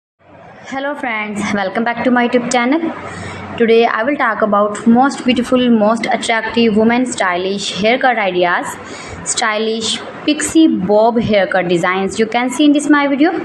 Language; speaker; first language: English; non-native, learner; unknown